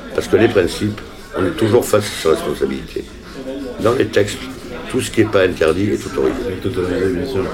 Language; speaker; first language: French; native; French